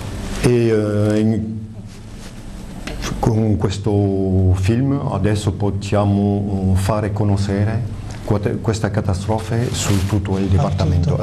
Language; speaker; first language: Italian; early bilingual, heritage; French